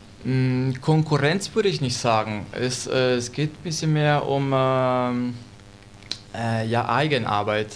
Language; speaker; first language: German; non-native, learner; Italian